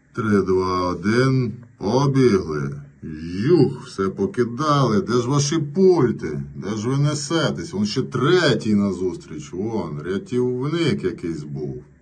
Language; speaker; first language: Ukrainian; native; Ukrainian